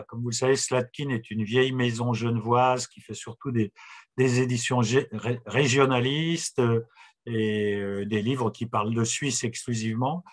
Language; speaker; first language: French; native; French